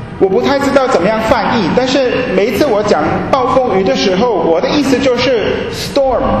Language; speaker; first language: Chinese; non-native, fluent; German